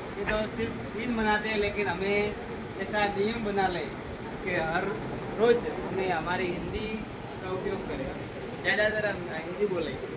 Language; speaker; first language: Hindi; non-native, local second language; Gujarati